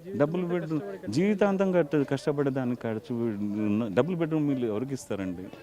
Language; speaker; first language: Telugu; native; Telugu